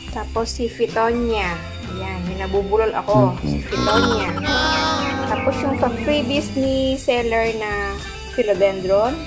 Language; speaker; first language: Filipino; non-native, local second language; Iloko